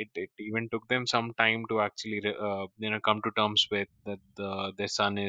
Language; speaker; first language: English; non-native, local second language; Hindi